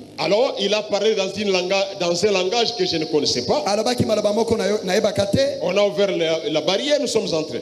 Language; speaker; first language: French; non-native, local second language; Lingala